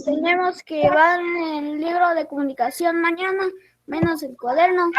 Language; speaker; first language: Spanish; native; Spanish